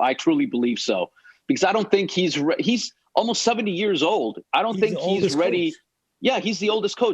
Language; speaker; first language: English; native; English